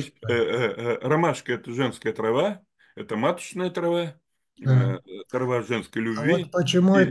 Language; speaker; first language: Russian; native; Russian